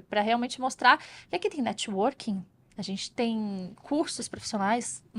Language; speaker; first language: Portuguese; native; Portuguese